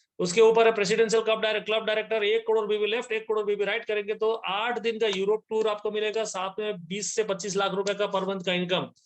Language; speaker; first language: Hindi; non-native, local second language; Nepali